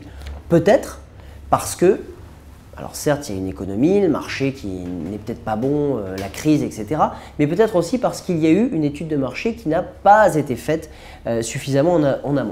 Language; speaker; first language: French; native; French